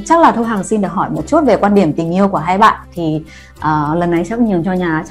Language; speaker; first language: Vietnamese; native; Vietnamese